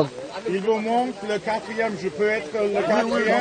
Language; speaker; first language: French; non-native, fluent; German